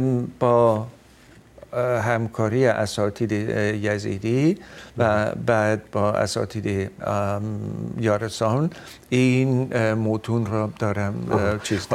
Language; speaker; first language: Persian; non-native, fluent; Dutch